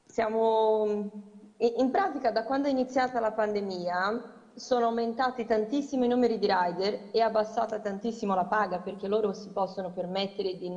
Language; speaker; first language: Italian; non-native, fluent; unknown